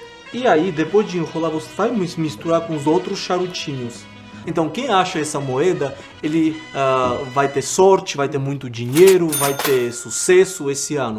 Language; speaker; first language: Portuguese; non-native, fluent; Armenian